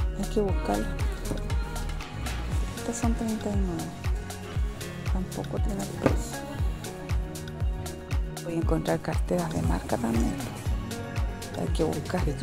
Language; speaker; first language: Spanish; native; Spanish